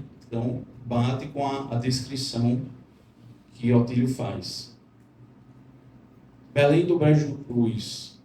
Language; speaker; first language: Portuguese; native; Portuguese